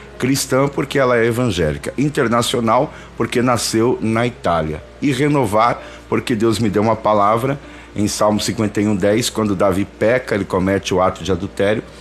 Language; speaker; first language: Portuguese; native; Portuguese